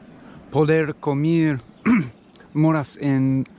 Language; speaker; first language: Spanish; non-native, learner; English